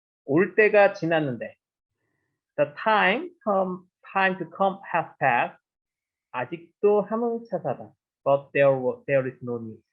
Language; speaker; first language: English; non-native, learner; Korean